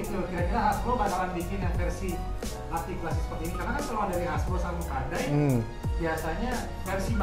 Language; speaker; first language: Indonesian; native; Indonesian